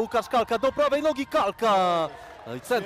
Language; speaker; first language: Polish; native; Polish